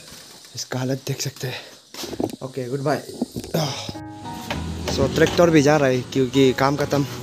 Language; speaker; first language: Hindi; non-native, local second language; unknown